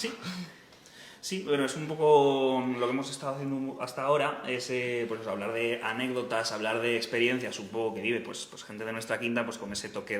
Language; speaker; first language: Spanish; native; Spanish